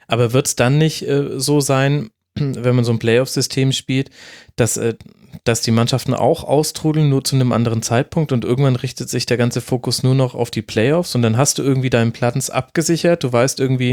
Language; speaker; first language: German; native; German